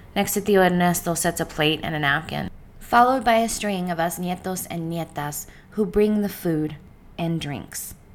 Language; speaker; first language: English; early bilingual, other home language; Spanish